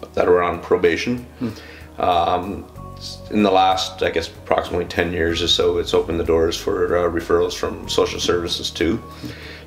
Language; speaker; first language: English; native; English